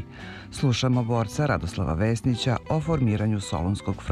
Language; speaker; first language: Serbian; native; Serbian